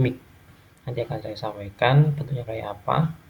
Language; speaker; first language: Indonesian; native; Indonesian